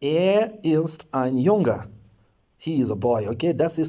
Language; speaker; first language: German; non-native, learner; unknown